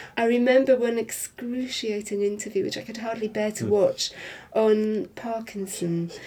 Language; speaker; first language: English; native; English